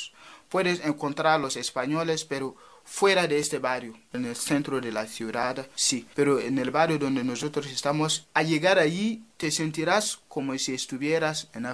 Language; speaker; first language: Spanish; non-native, fluent; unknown